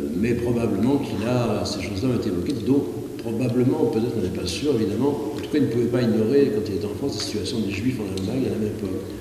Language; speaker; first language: French; native; French